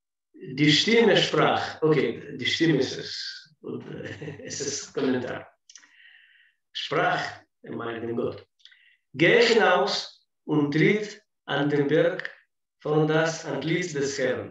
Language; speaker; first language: German; non-native, fluent; Russian